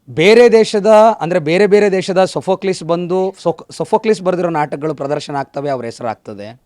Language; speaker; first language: Kannada; native; Kannada